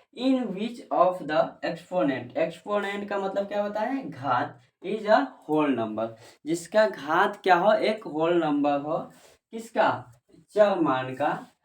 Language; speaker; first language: Hindi; native; Hindi